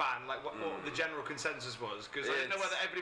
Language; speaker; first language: English; native; English